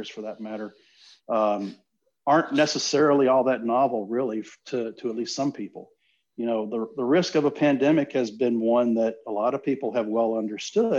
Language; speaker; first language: English; native; English